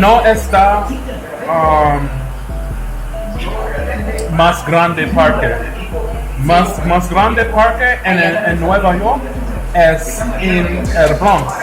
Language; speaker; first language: Spanish; non-native, learner; English